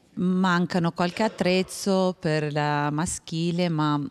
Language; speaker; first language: Italian; non-native, fluent; Albanian